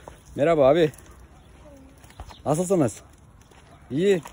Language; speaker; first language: Turkish; non-native, learner; Kyrgyz